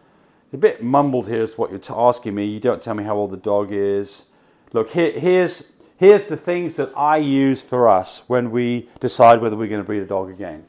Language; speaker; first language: English; native; English